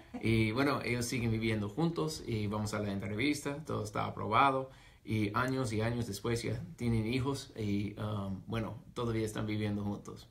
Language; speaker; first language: Spanish; non-native, fluent; English